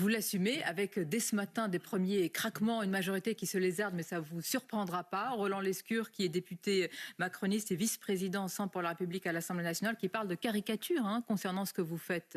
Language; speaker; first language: French; native; French